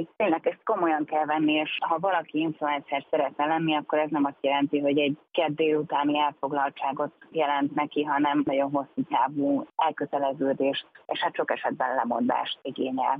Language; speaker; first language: Hungarian; native; Hungarian